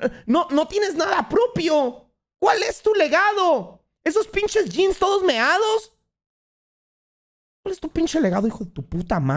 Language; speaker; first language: Spanish; native; Spanish